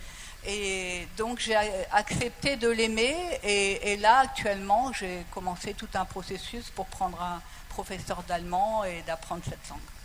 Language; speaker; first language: French; native; French